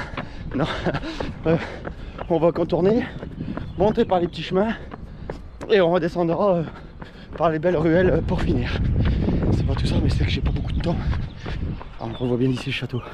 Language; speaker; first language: French; native; French